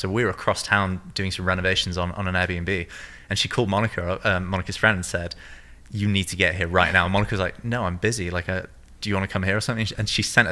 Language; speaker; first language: English; native; English